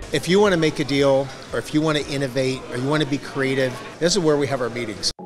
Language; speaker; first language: English; native; English